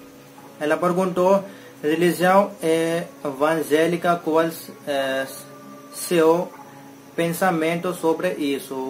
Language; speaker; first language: Portuguese; non-native, learner; Hindi